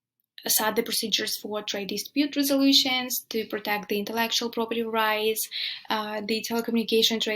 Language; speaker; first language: English; non-native, fluent; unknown